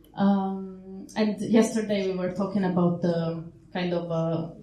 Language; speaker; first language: English; non-native, fluent; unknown